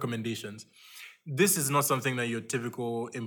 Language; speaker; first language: English; non-native, local second language; Yoruba